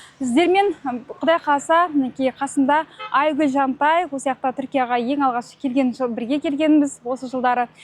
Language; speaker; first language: Kazakh; native; Kazakh